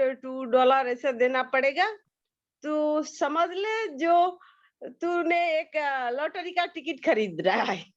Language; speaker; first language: Hindi; non-native, local second language; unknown